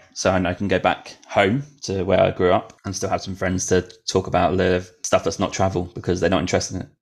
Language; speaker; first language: English; native; English